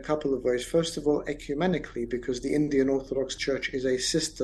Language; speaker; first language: English; native; English